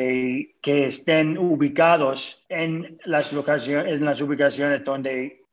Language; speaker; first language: Spanish; early bilingual, other home language; English